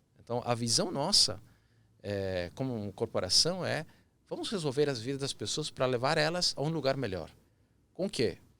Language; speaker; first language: Portuguese; early bilingual, other home language; Spanish